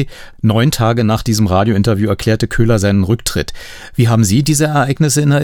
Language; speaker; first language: German; native; German